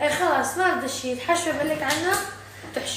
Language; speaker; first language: Arabic; native; Arabic